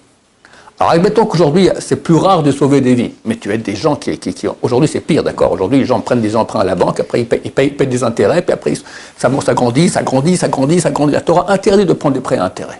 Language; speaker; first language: French; native; French